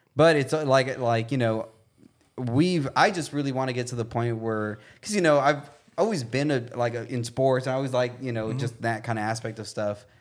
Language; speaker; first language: English; native; English